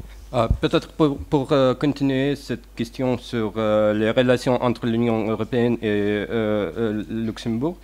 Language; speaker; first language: French; non-native, fluent; Russian